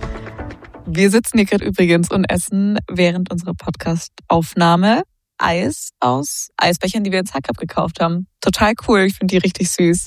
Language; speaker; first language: German; native; German